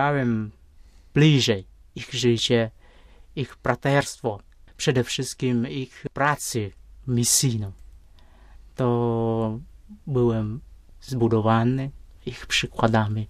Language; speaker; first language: Polish; non-native, fluent; Vietnamese